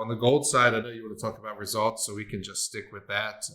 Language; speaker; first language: English; native; English